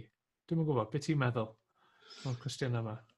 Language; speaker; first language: Welsh; native; Welsh